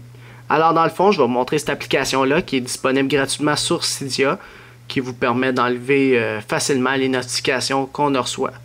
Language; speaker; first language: French; native; French